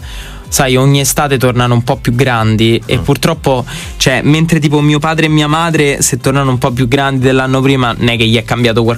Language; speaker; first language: Italian; native; Italian